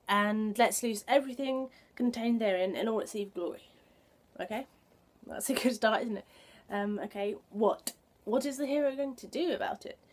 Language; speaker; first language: English; native; English